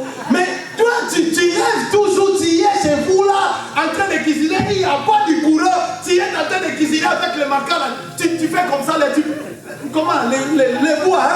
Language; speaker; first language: French; non-native, local second language; Lingala